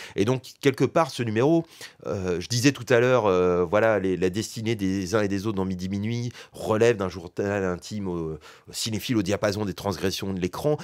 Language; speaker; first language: French; native; French